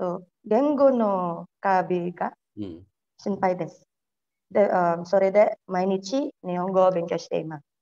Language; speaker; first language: Japanese; non-native, learner; Filipino